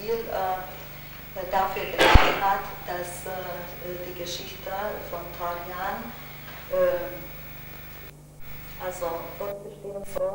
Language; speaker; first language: German; non-native, local second language; Hungarian